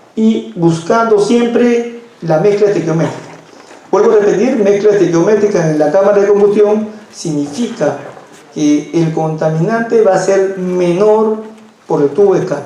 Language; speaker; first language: Spanish; native; Spanish